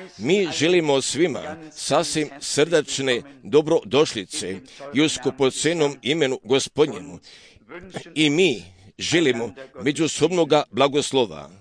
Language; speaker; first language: Croatian; early bilingual, heritage; Serbian